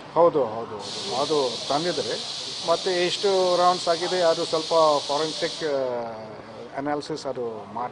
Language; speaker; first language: Kannada; non-native, fluent; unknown